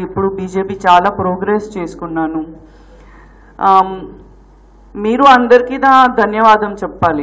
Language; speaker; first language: Telugu; non-native, learner; Gujarati